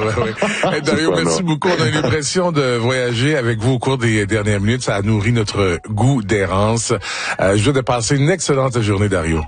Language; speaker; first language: French; native; French